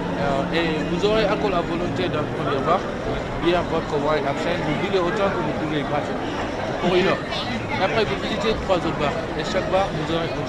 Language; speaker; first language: French; non-native, learner; Czech